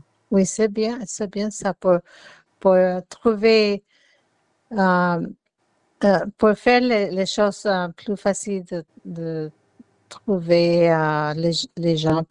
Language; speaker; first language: French; non-native, learner; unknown